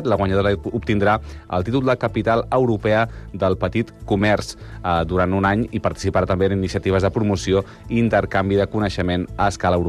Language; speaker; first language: Catalan; native; Catalan